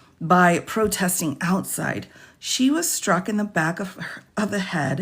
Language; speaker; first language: English; native; English